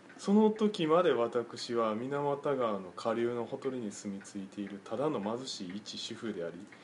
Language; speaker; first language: Japanese; native; Japanese